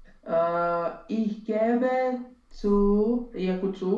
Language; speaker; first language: German; non-native, learner; Romanian